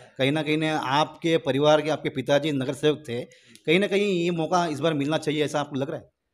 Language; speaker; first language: Hindi; non-native, local second language; Telugu